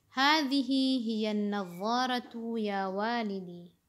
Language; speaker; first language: Arabic; non-native, fluent; Indonesian